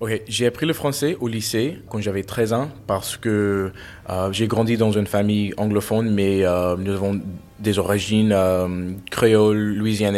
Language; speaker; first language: French; non-native, fluent; English